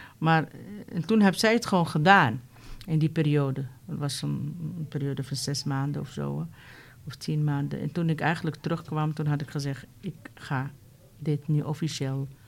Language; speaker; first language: Dutch; non-native, fluent; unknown